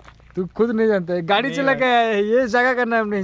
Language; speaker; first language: Hindi; native; Hindi